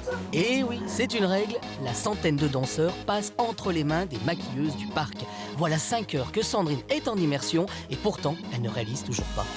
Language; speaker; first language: French; native; French